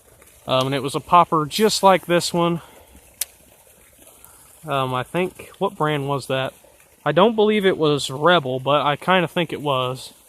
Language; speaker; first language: English; native; English